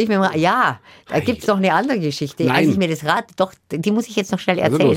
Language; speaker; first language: German; native; German